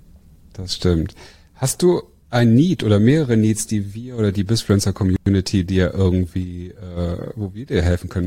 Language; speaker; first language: German; native; German